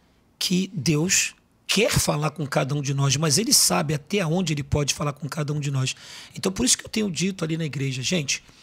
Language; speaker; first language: Portuguese; native; Portuguese